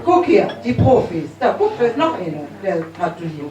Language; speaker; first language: German; native; German